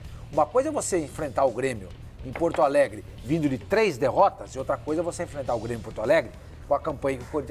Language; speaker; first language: Portuguese; native; Portuguese